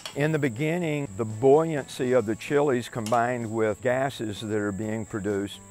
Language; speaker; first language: English; native; English